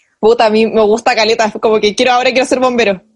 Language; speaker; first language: Spanish; native; Spanish